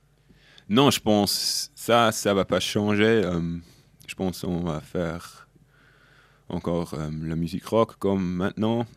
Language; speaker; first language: French; non-native, local second language; German